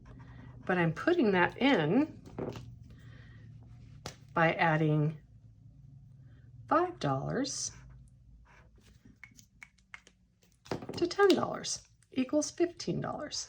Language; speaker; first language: English; native; English